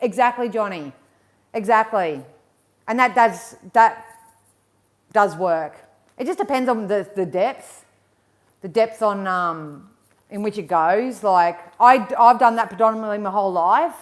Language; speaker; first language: English; native; English